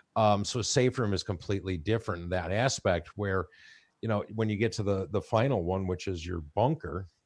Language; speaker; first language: English; native; English